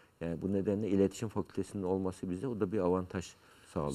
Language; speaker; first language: Turkish; native; Turkish